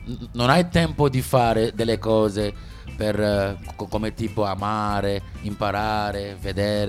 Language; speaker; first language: Italian; non-native, local second language; Wolof